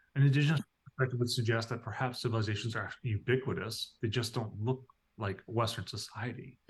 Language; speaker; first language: English; native; English